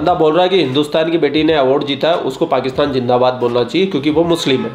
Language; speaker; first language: Hindi; native; Hindi